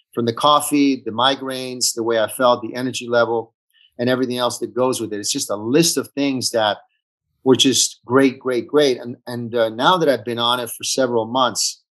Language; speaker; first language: English; early bilingual, other home language; Italian